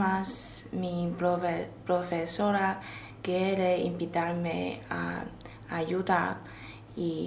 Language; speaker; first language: Spanish; non-native, learner; Chinese